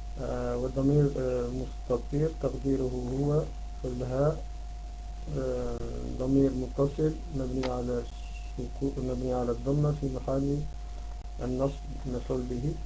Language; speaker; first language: Arabic; non-native, learner; Dutch